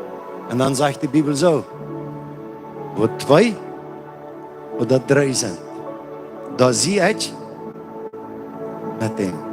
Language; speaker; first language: German; non-native, learner; Plautdietsch